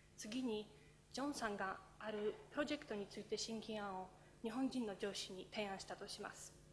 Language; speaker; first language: Japanese; non-native, fluent; Polish